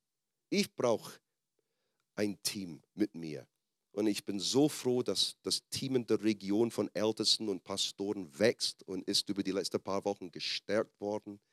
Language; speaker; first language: German; non-native, fluent; English